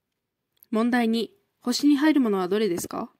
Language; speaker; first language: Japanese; non-native, fluent; Kyrgyz